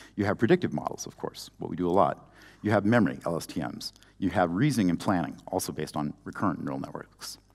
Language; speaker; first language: English; native; English